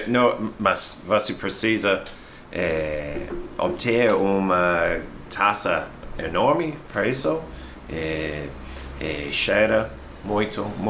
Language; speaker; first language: Portuguese; non-native, learner; English